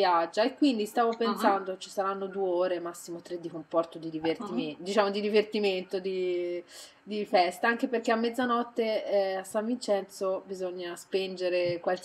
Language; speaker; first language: Italian; native; Italian